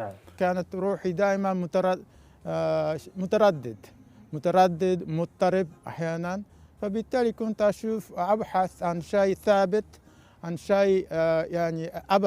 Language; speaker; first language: Arabic; non-native, fluent; Japanese